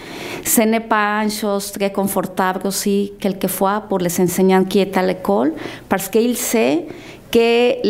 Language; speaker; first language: French; non-native, fluent; Spanish